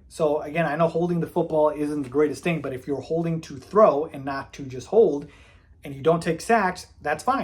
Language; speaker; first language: English; native; English